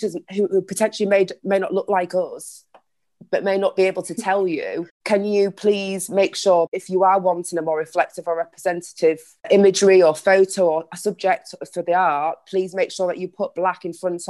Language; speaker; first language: English; native; English